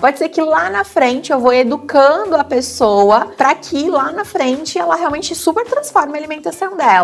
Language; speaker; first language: Portuguese; native; Portuguese